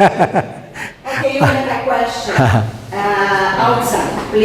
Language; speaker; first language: English; non-native, fluent; Portuguese